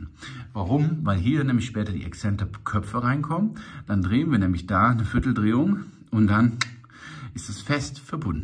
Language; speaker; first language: German; native; German